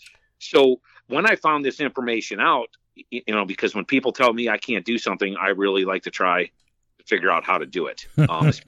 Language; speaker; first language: English; native; English